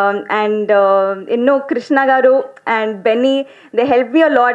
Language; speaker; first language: Tamil; non-native, learner; Telugu